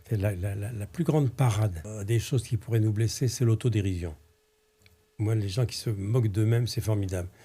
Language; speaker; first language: French; early bilingual, other home language; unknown